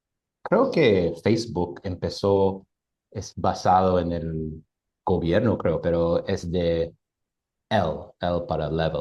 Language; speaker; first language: Spanish; non-native, fluent; English